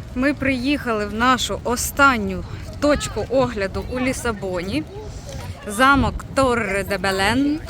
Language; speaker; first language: Ukrainian; non-native, local second language; Russian